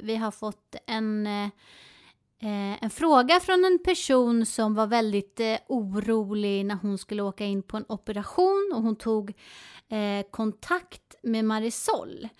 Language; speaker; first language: Swedish; native; Swedish